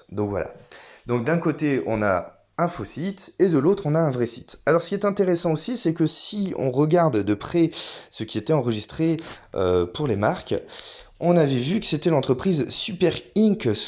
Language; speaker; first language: French; native; French